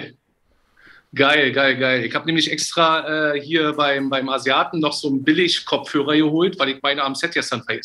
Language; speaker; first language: German; native; German